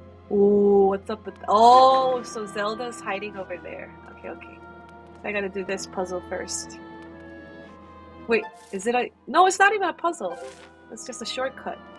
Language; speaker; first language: English; non-native, fluent; Korean